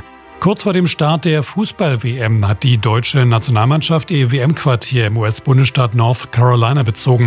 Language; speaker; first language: German; native; German